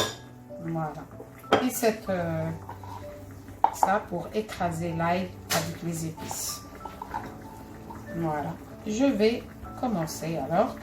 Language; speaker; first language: French; non-native, local second language; Arabic